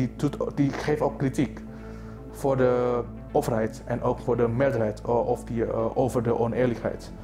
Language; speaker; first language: Dutch; non-native, fluent; Indonesian